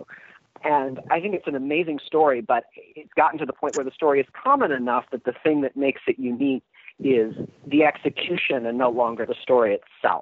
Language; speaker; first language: English; native; English